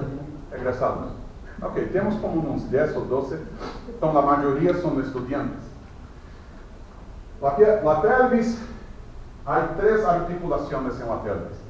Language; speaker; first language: Spanish; non-native, fluent; Portuguese